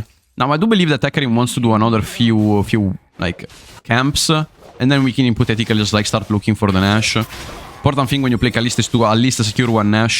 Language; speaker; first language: English; non-native, fluent; Italian